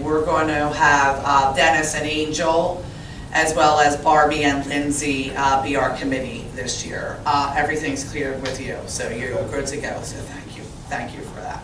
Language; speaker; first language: English; native; English